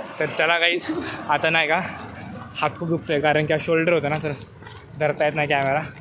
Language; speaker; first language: Marathi; non-native, local second language; Hindi